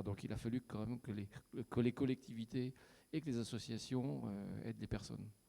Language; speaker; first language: French; native; French